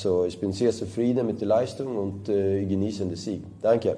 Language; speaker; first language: German; non-native, fluent; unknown